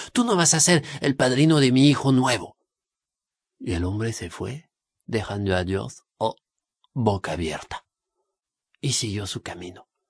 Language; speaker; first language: Spanish; non-native, fluent; French